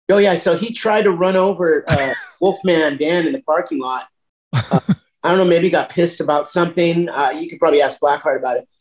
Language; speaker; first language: English; native; English